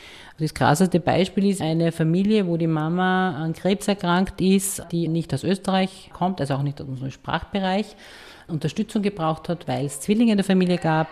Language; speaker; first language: German; native; German